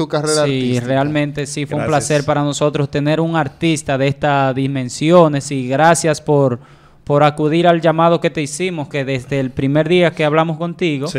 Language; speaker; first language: Spanish; native; Spanish